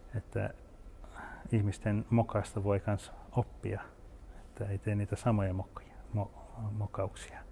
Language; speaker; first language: Finnish; early bilingual, heritage; Finnish